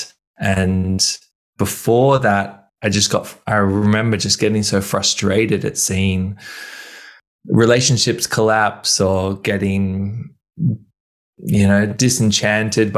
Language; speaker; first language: English; native; English